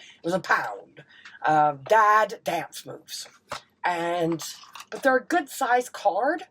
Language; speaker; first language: English; native; English